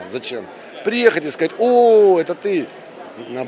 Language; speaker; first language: Russian; native; Russian